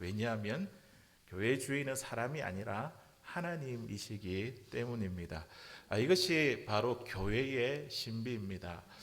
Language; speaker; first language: Korean; native; Korean